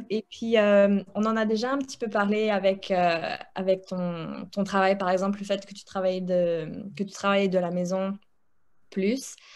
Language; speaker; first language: French; native; French